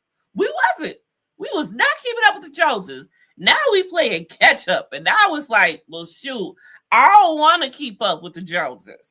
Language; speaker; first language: English; native; English